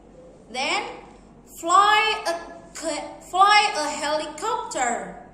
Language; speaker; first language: English; non-native, fluent; Indonesian